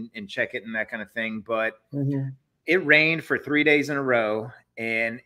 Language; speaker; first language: English; native; English